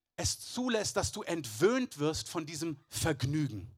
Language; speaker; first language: German; native; German